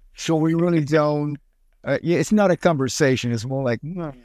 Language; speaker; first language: English; early bilingual, other home language; Spanish